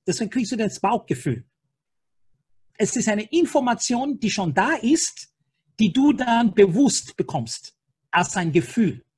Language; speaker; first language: German; non-native, fluent; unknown